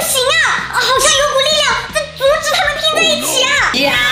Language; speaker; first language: Chinese; native; Chinese